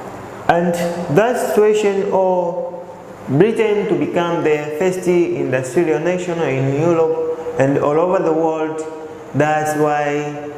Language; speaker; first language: English; non-native, local second language; Swahili